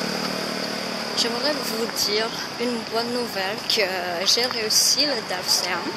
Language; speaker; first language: French; non-native, fluent; Indonesian